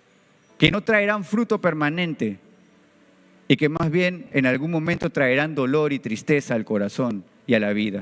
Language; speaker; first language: Spanish; native; Spanish